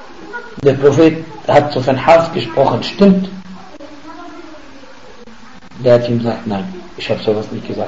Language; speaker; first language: German; non-native, fluent; Arabic